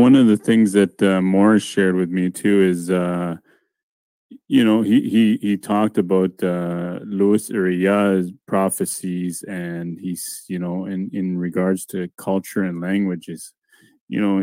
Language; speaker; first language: English; non-native, fluent; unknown